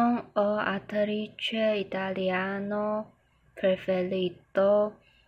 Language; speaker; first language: Italian; non-native, learner; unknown